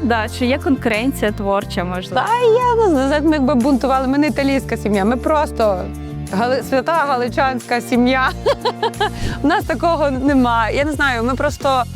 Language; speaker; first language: Ukrainian; native; Ukrainian